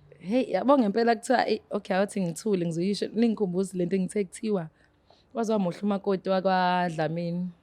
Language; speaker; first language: Zulu; native; Zulu